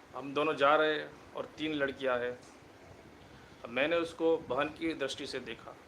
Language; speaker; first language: Hindi; non-native, local second language; Gujarati